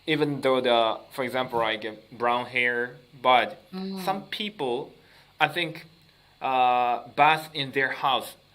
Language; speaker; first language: English; non-native, learner; Japanese